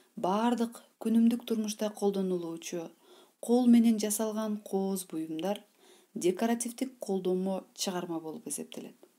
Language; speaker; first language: Kyrgyz; non-native, local second language; Uzbek